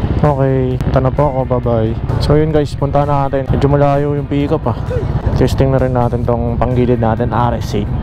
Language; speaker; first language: Filipino; native; Filipino